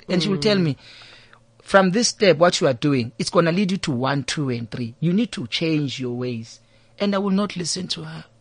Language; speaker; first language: English; non-native, local second language; Zulu